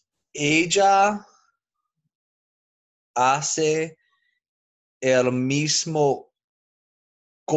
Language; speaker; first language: Spanish; non-native, learner; English